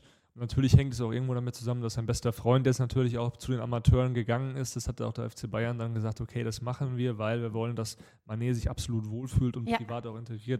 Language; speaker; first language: German; native; German